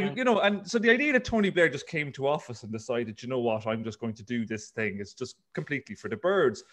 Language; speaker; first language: English; native; English